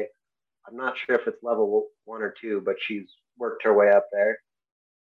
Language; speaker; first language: English; native; English